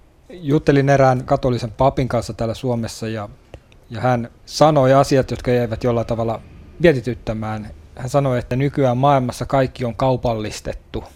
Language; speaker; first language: Finnish; native; Finnish